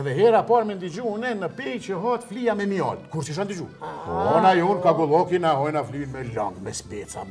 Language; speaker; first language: Albanian; native; Albanian